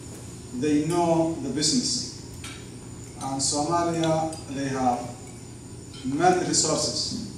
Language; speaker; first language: English; non-native, learner; Somali